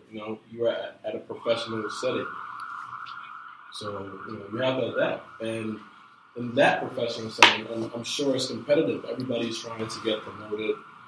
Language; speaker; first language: English; non-native, local second language; Akan